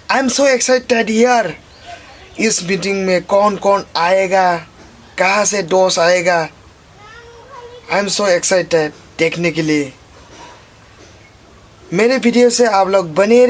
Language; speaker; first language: Hindi; non-native, local second language; Bodo